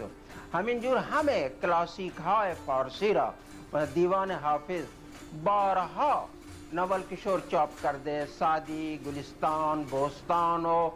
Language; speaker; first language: Persian; non-native, fluent; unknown